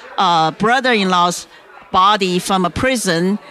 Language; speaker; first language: English; non-native, fluent; Chinese